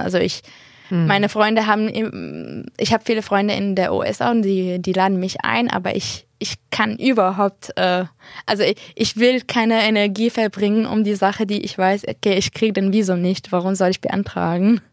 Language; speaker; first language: German; non-native, fluent; Arabic